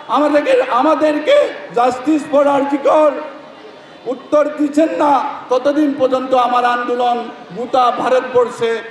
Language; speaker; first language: Bangla; non-native, learner; Assamese